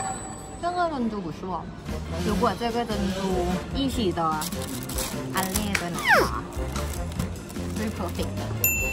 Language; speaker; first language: Chinese; non-native, learner; Thai